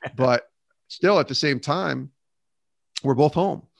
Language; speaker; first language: English; native; English